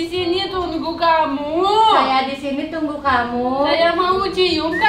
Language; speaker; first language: Indonesian; non-native, learner; Russian